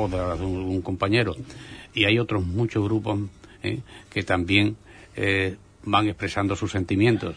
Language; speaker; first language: Spanish; native; Spanish